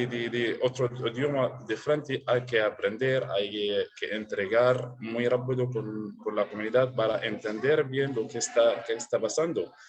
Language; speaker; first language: Spanish; non-native, learner; Arabic